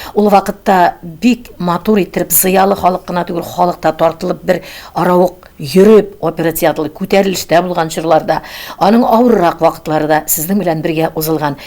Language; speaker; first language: Tatar; native; Tatar